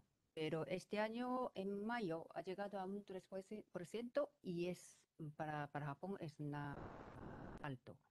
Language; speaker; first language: Spanish; non-native, fluent; Japanese